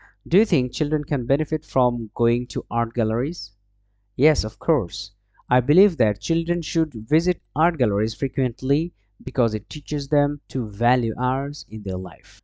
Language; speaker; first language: English; non-native, local second language; Bangla